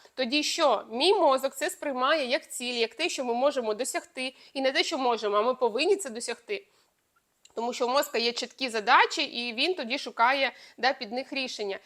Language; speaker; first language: Ukrainian; non-native, local second language; Russian